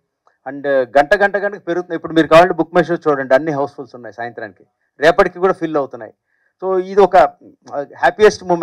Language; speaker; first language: Telugu; native; Telugu